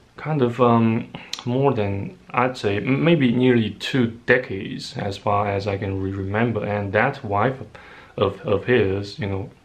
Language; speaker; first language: English; non-native, fluent; Chinese